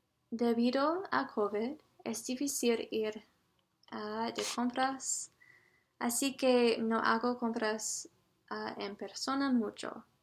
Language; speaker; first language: Spanish; non-native, learner; English